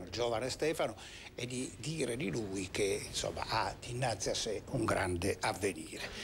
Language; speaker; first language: Italian; native; Italian